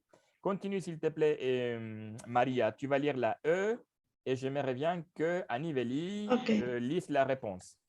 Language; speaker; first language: French; non-native, fluent; Spanish